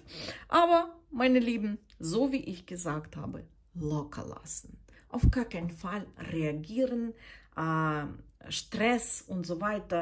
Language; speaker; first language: German; non-native, fluent; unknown